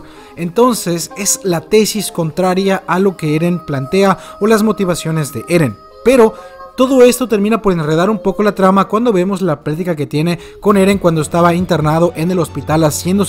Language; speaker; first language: Spanish; native; Spanish